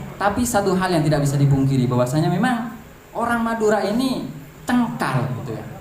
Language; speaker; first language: Indonesian; non-native, local second language; Madurese